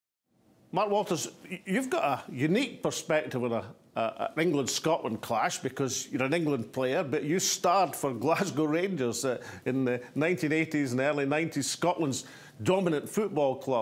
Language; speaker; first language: English; native; English